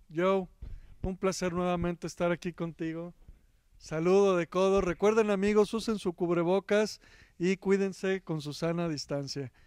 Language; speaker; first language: Spanish; native; Spanish